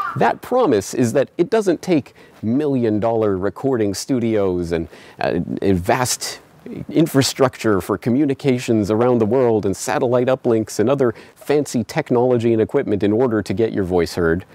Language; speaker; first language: English; native; English